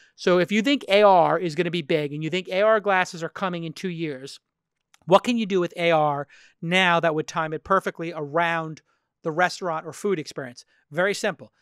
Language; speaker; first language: English; native; English